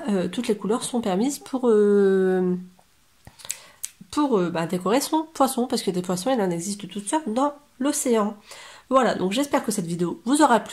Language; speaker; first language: French; native; French